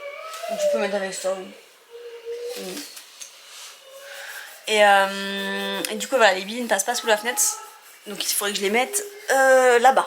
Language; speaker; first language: French; native; French